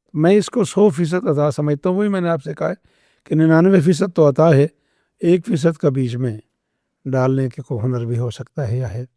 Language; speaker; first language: Urdu; non-native, local second language; Saraiki